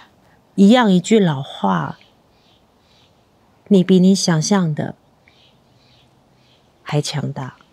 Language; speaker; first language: Chinese; native; Chinese